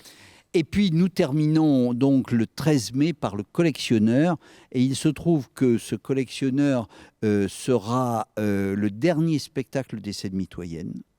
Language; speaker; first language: French; native; French